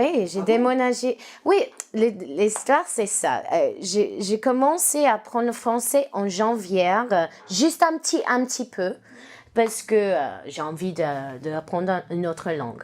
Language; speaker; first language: French; non-native, learner; English